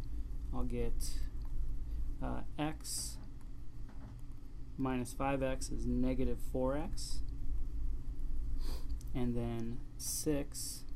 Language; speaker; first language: English; native; English